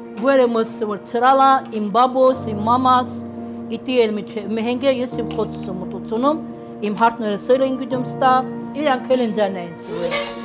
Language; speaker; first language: Armenian; native; Armenian